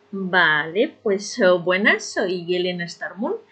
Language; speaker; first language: Spanish; native; Spanish